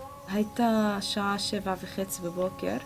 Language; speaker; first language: Hebrew; non-native, local second language; Arabic